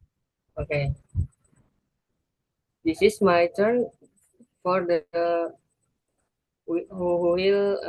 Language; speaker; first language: English; non-native, learner; Indonesian